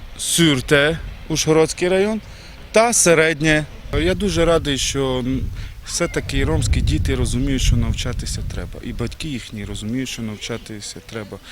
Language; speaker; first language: Ukrainian; non-native, local second language; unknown